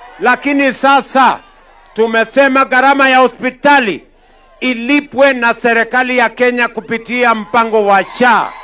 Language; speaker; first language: Swahili; non-native, local second language; Kalenjin